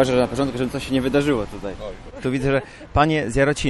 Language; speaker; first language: Polish; native; Polish